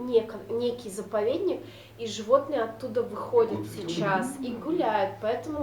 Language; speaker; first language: Russian; non-native, local second language; Udmurt